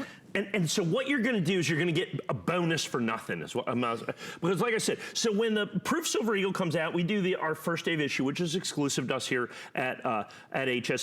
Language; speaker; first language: English; native; English